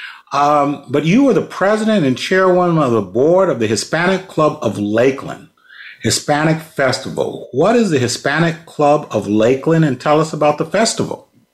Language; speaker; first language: English; native; English